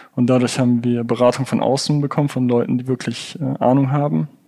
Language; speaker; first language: German; native; German